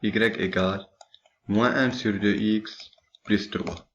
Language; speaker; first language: French; non-native, local second language; Arabic